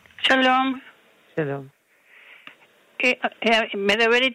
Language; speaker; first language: Hebrew; non-native, fluent; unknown